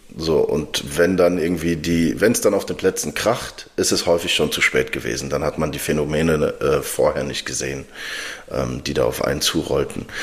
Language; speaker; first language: German; early bilingual, other home language; Arabic